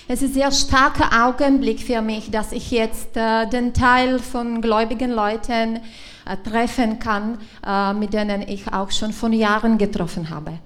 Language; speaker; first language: German; non-native, learner; Czech